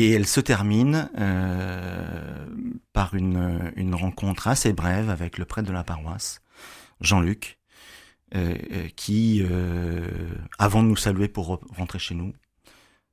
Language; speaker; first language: French; native; French